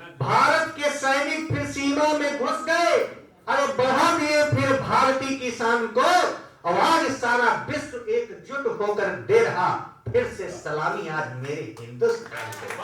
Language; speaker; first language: Hindi; native; Hindi